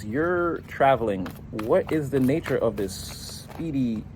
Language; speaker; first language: English; native; English